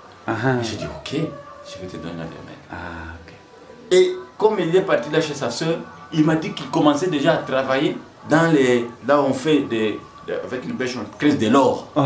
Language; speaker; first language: French; non-native, local second language; Swahili